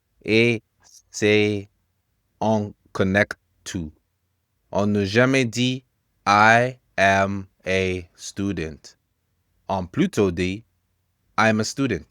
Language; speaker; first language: French; non-native, fluent; English